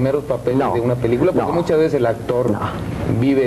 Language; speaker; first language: Spanish; native; Spanish